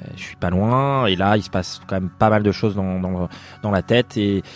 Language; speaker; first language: French; native; French